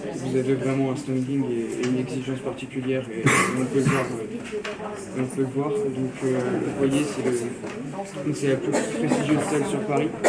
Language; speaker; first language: French; native; French